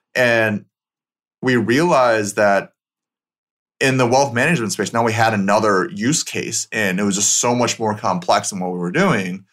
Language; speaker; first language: English; native; English